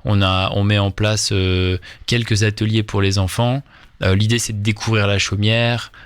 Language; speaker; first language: French; native; French